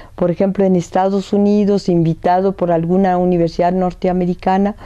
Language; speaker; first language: Spanish; early bilingual, other home language; French